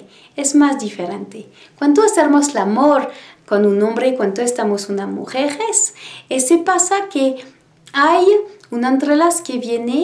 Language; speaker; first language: Spanish; non-native, learner; French